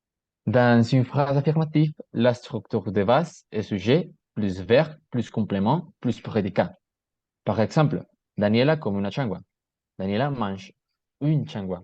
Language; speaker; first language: French; non-native, learner; Spanish